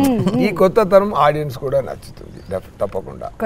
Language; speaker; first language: Telugu; non-native, fluent; Tamil